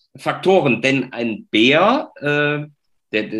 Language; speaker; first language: German; native; German